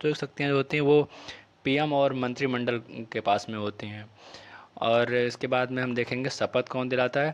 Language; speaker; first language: Hindi; native; Hindi